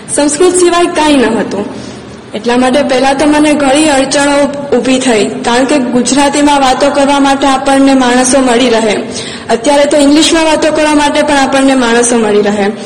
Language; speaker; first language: Gujarati; non-native, local second language; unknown